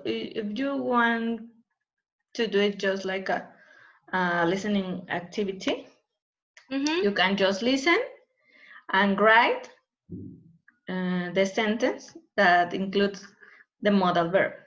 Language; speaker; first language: English; non-native, fluent; Spanish